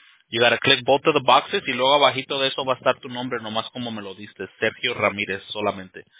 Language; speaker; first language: Spanish; early bilingual, heritage; Spanish